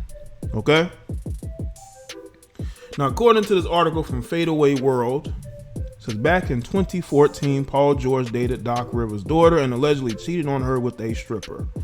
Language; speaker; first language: English; native; English